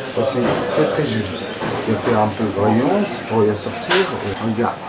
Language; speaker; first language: French; non-native, learner; Arabic